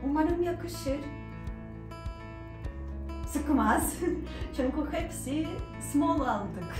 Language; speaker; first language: Turkish; non-native, fluent; Russian